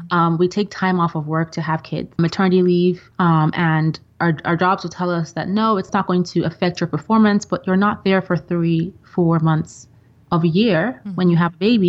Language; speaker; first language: English; non-native, local second language; Yoruba